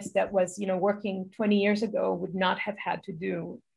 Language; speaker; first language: English; non-native, fluent; Hebrew